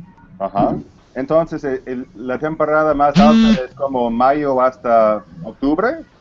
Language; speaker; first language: Spanish; non-native, fluent; English